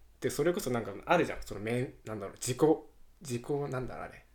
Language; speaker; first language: Japanese; native; Japanese